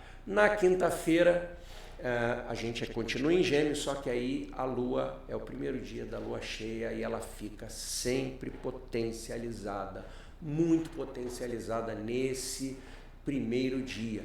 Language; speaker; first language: Portuguese; native; Portuguese